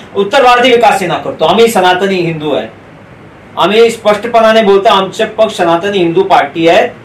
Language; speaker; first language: Marathi; non-native, local second language; Hindi